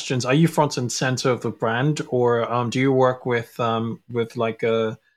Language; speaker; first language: English; non-native, local second language; Yoruba